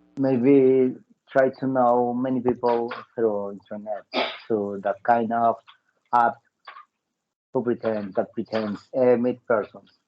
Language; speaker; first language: English; non-native, learner; Spanish